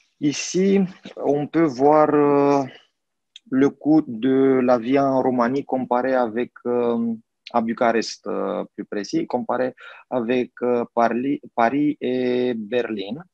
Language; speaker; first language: French; non-native, fluent; Romanian